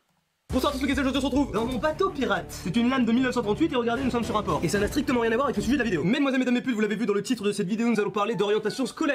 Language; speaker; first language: French; native; French